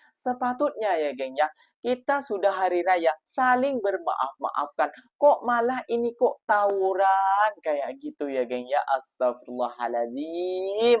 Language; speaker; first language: Indonesian; native; Indonesian